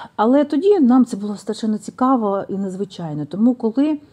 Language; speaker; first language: Ukrainian; native; Ukrainian